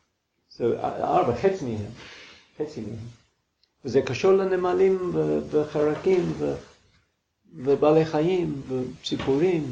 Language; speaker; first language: Hebrew; non-native, fluent; English